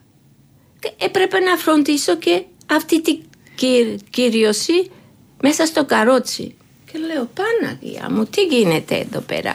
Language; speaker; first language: Greek; non-native, learner; Georgian